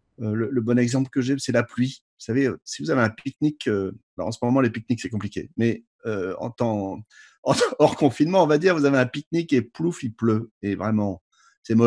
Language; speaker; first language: French; native; French